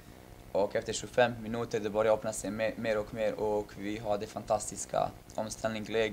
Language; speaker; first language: Swedish; non-native, fluent; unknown